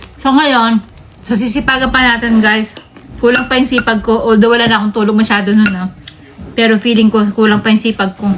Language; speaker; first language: Filipino; native; Filipino